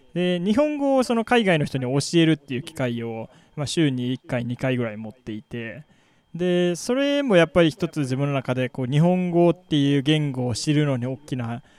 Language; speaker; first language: Japanese; native; Japanese